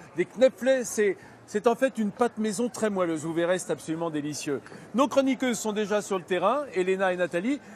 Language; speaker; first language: French; native; French